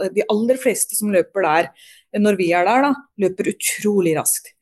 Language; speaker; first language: Norwegian; native; Norwegian